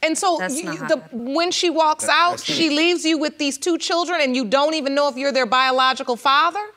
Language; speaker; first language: English; native; English